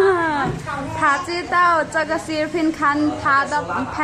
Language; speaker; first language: Chinese; non-native, learner; Nepali